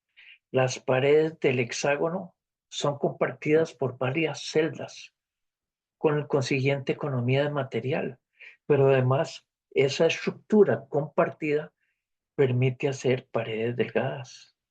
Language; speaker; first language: Spanish; native; Spanish